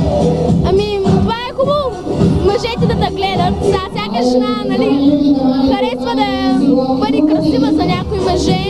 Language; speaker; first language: Bulgarian; non-native, learner; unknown